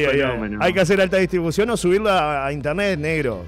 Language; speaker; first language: Spanish; native; Spanish